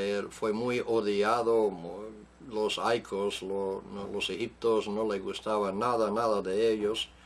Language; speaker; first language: Spanish; non-native, fluent; English